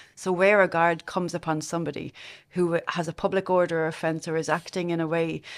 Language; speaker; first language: English; native; English